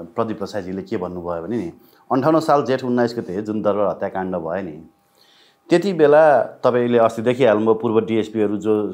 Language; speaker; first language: Nepali; native; Nepali